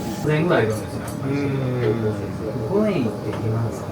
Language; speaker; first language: Japanese; native; Japanese